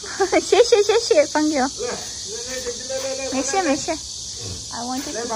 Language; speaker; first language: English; non-native, local second language; Hindi